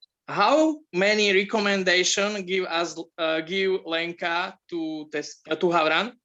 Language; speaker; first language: English; non-native, learner; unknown